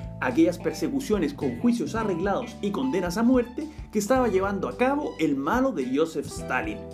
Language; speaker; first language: Spanish; native; Spanish